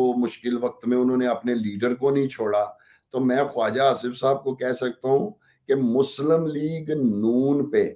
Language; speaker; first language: Urdu; non-native, local second language; Punjabi